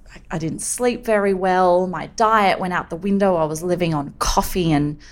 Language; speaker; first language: English; native; English